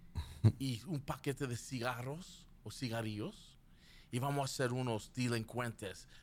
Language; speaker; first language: Spanish; early bilingual, heritage; Spanish